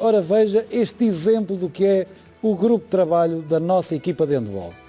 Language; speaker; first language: Portuguese; native; Portuguese